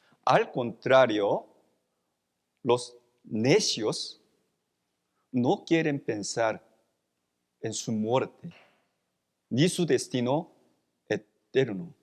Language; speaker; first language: Spanish; non-native, fluent; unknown